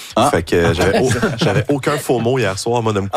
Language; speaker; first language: French; native; French